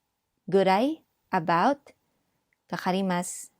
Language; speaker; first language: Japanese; non-native, fluent; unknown